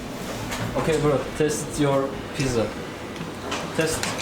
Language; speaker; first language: English; non-native, learner; Turkish